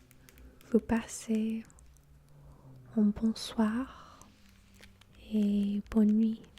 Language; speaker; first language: French; non-native, fluent; English